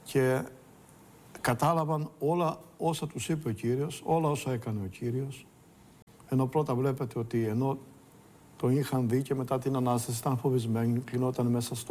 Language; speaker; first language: Greek; native; Greek